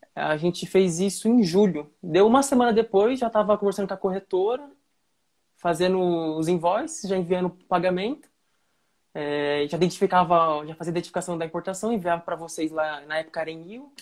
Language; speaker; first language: Portuguese; native; Portuguese